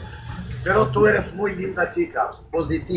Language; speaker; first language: Spanish; non-native, learner; Albanian